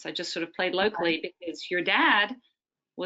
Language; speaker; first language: English; native; English